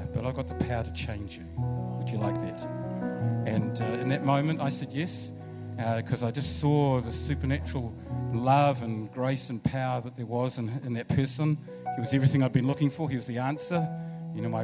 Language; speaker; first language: English; native; English